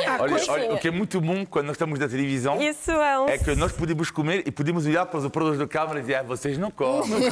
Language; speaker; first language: Portuguese; non-native, fluent; French